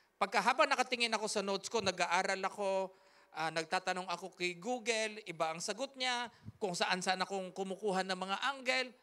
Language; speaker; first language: Filipino; native; Filipino